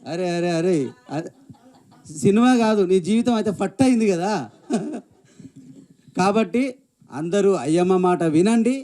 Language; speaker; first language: Telugu; native; Telugu